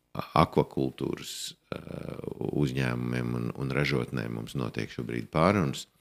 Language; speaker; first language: Latvian; native; Latvian